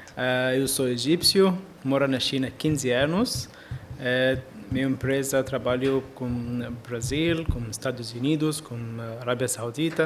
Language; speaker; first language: Portuguese; non-native, learner; Arabic